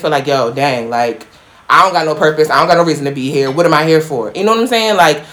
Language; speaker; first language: English; native; English